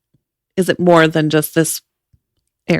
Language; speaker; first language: English; native; English